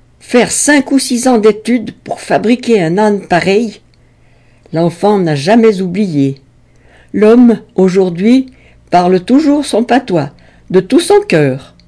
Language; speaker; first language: French; native; French